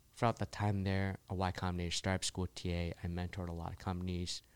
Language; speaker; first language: English; early bilingual, other home language; Chinese